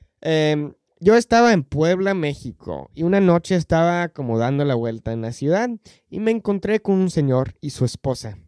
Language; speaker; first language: Spanish; non-native, fluent; English